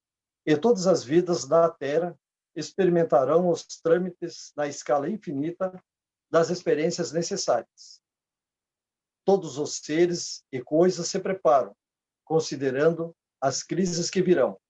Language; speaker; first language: Portuguese; native; Portuguese